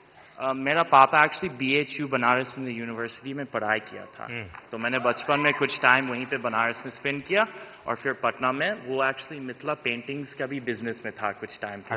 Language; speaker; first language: Hindi; non-native, fluent; English